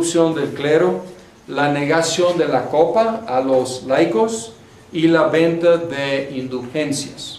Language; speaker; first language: Spanish; non-native, fluent; English